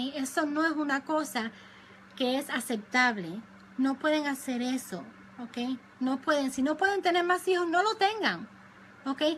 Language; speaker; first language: Spanish; early bilingual, other home language; English